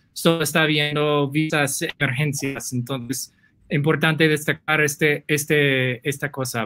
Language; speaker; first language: Spanish; non-native, fluent; English